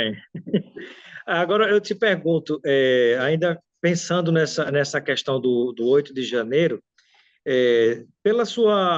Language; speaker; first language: Portuguese; native; Portuguese